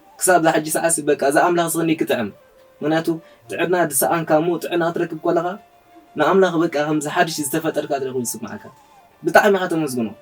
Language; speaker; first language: Tigrinya; native; Tigrinya